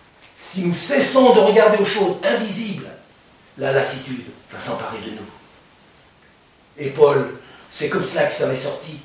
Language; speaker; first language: French; native; French